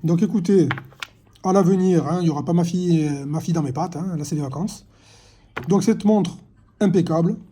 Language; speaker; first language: French; native; French